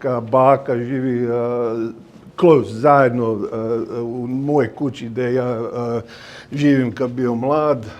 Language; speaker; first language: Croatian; early bilingual, heritage; English